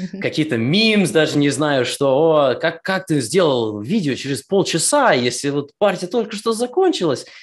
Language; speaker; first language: Russian; early bilingual, heritage; Russian